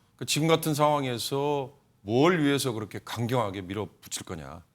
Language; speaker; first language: Korean; native; Korean